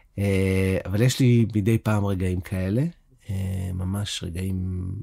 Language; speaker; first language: Hebrew; native; Hebrew